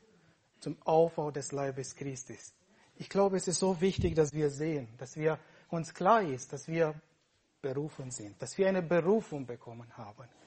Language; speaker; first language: German; non-native, fluent; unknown